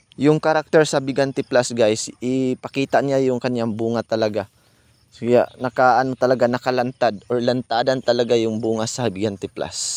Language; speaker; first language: Filipino; non-native, local second language; Cebuano